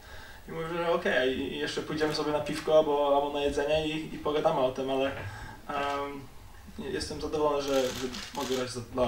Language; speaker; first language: Polish; early bilingual, heritage; Polish